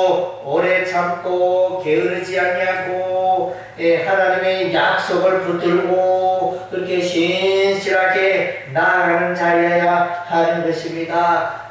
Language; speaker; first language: Korean; native; Korean